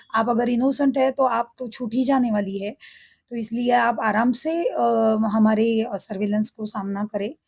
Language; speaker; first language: Hindi; non-native, local second language; Marathi